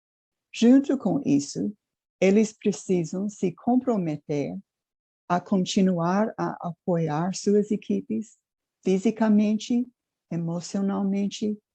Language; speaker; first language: Portuguese; non-native, fluent; English